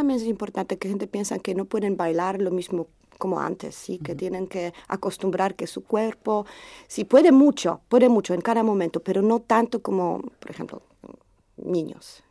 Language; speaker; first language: Spanish; non-native, learner; Polish